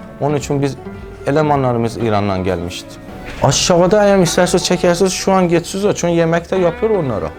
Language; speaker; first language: Turkish; non-native, learner; Persian